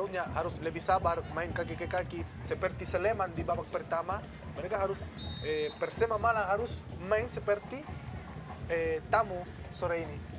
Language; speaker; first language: Indonesian; non-native, fluent; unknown